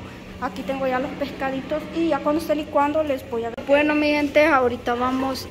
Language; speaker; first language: Spanish; native; Spanish